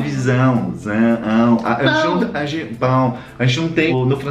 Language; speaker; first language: Portuguese; non-native, fluent; French